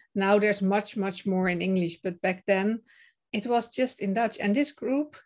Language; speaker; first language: English; non-native, fluent; Dutch